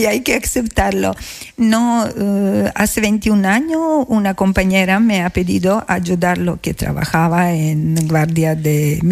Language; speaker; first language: Spanish; non-native, fluent; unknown